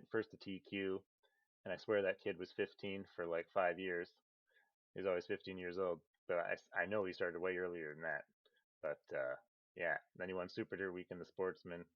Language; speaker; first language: English; native; English